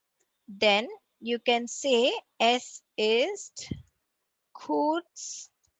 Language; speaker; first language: German; non-native, learner; Tamil